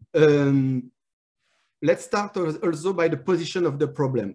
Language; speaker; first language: English; non-native, fluent; French